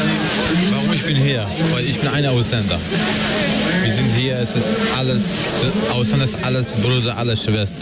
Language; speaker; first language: German; non-native, learner; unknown